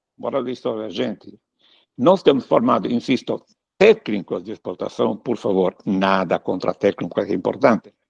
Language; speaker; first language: Portuguese; non-native, fluent; Italian